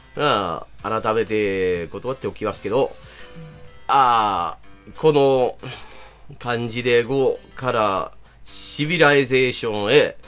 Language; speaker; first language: Japanese; non-native, fluent; English